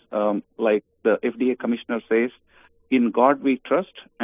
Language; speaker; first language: English; non-native, local second language; Kannada